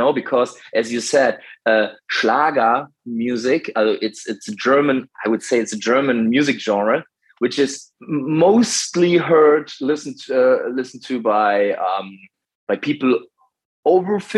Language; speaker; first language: English; non-native, fluent; German